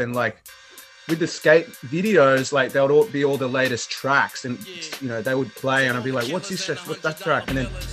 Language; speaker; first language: English; native; English